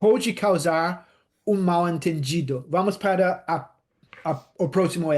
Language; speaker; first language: Portuguese; non-native, fluent; English